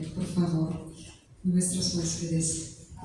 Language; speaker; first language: Spanish; non-native, fluent; Russian